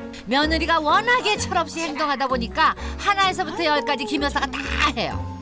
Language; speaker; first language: Korean; native; Korean